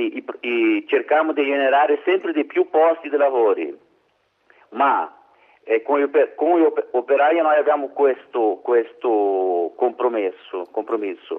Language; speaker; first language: Italian; non-native, learner; Portuguese